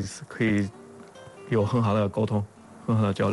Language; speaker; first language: Chinese; non-native, fluent; English